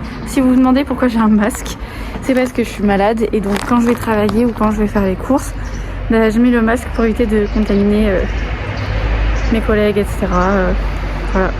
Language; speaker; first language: French; native; French